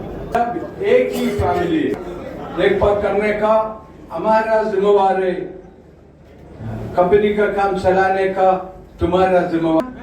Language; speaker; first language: Hindi; non-native, local second language; Malayalam